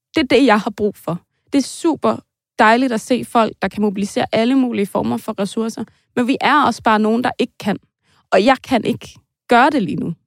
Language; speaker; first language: Danish; native; Danish